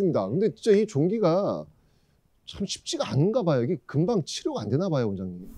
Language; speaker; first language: Korean; native; Korean